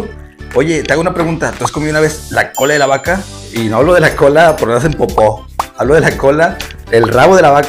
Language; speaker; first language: Spanish; native; Spanish